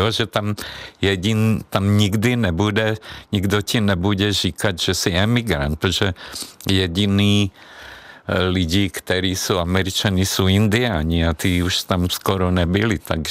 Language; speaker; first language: Czech; non-native, fluent; Hungarian